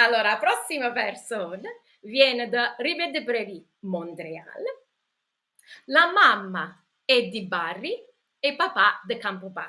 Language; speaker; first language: Italian; early bilingual, heritage; English